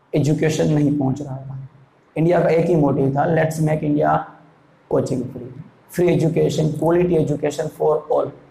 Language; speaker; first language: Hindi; non-native, local second language; Gujarati